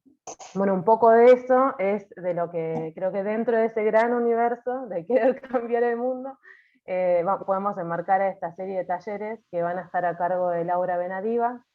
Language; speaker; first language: Spanish; native; Spanish